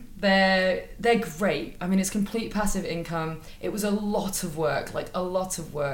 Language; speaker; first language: English; native; English